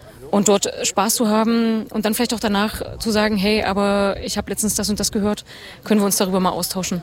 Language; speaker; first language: German; native; German